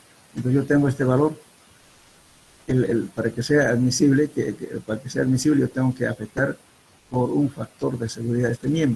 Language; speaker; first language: Spanish; native; Spanish